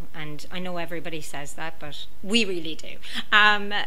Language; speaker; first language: English; native; English